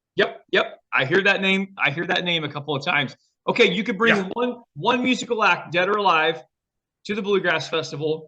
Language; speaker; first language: English; native; English